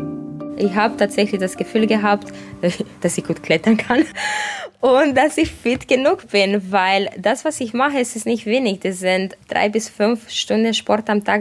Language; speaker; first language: German; non-native, fluent; Romanian